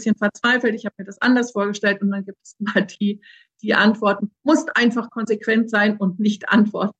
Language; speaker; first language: German; native; German